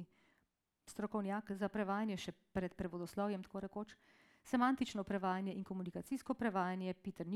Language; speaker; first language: Slovenian; native; Slovenian